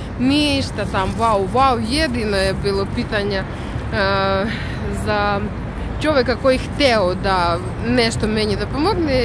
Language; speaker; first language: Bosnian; non-native, learner; Russian